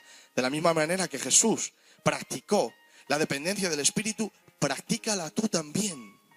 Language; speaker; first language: Spanish; native; Spanish